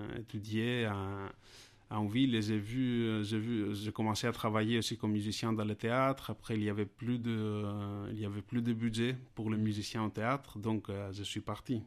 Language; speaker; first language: French; non-native, fluent; Greek